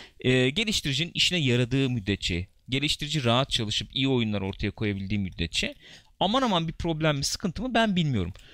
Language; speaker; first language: Turkish; native; Turkish